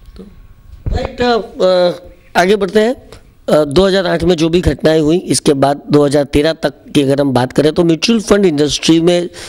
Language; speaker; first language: Hindi; non-native, local second language; Gujarati